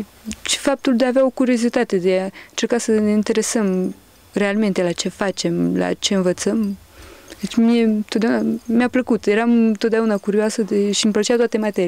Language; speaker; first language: Romanian; early bilingual, heritage; Romanian